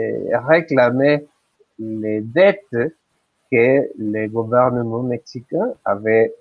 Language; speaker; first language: French; non-native, fluent; Spanish